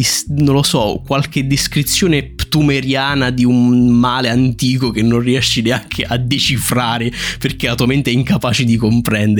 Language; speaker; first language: Italian; native; Italian